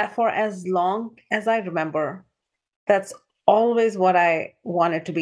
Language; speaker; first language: English; non-native, local second language; Punjabi